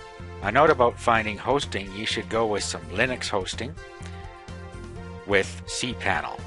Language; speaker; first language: English; native; English